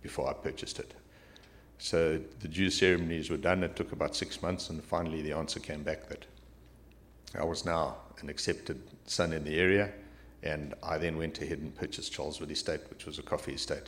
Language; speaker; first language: English; native; English